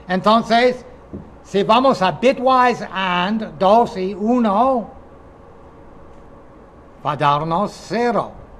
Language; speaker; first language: Spanish; non-native, fluent; English